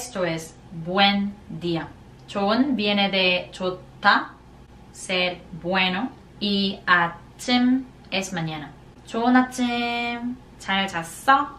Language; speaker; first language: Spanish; non-native, fluent; Korean